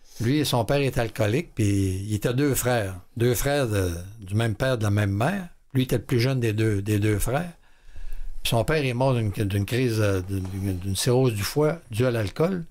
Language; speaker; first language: French; native; French